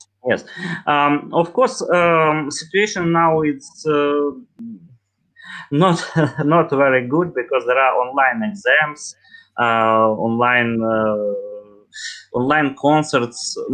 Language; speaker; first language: English; non-native, learner; Russian